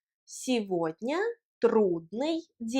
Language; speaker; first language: Russian; non-native, fluent; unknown